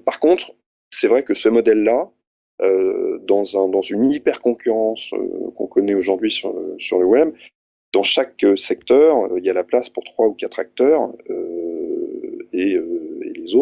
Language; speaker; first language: French; native; French